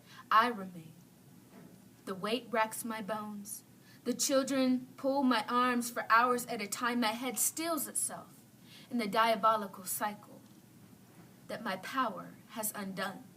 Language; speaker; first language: English; native; English